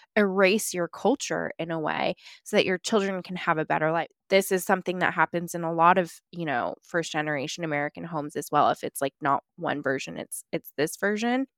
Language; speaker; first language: English; early bilingual, other home language; Filipino